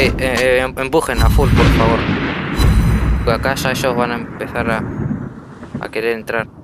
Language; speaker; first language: Spanish; native; Spanish